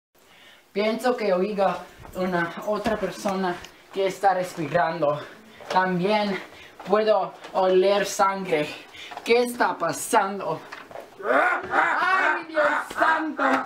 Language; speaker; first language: Spanish; non-native, learner; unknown